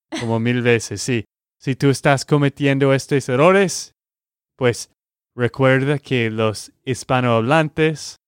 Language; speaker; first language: Spanish; non-native, learner; English